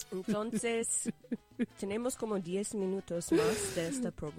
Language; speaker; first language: Spanish; non-native, learner; English